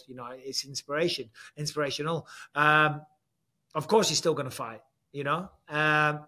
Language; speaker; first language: English; native; English